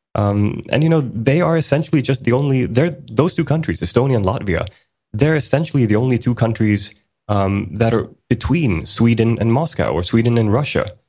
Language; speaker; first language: English; early bilingual, other home language; Swedish